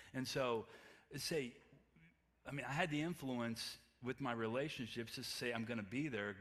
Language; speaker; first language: English; native; English